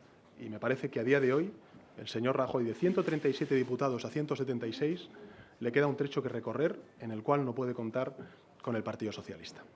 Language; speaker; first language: Spanish; native; Spanish